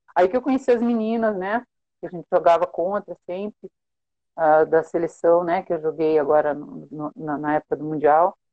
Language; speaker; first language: Portuguese; native; Portuguese